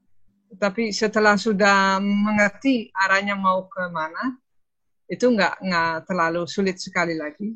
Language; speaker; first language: Indonesian; non-native, fluent; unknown